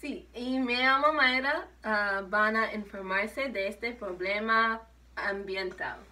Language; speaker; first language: Spanish; non-native, learner; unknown